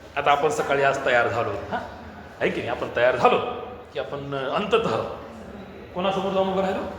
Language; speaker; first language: Marathi; native; Marathi